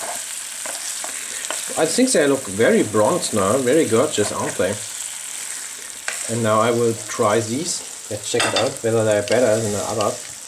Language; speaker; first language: English; non-native, fluent; German